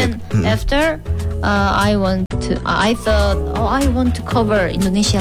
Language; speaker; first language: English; non-native, learner; Korean